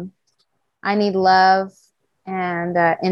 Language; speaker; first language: English; native; English